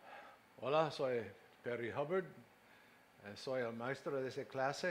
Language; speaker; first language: Spanish; non-native, fluent; English